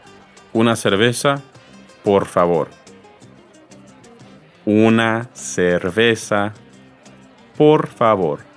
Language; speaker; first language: Spanish; non-native, fluent; English